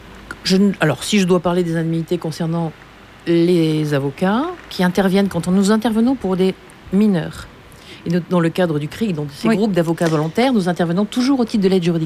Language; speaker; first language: French; native; French